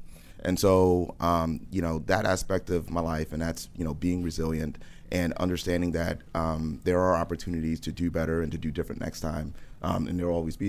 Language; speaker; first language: English; native; English